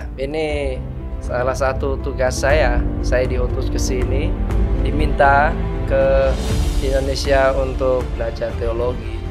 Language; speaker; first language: Indonesian; non-native, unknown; Vietnamese